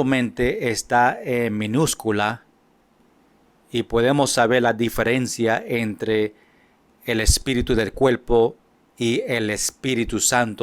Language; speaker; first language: Spanish; non-native, fluent; English